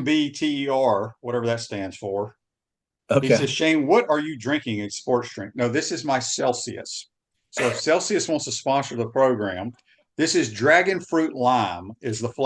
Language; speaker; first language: English; native; English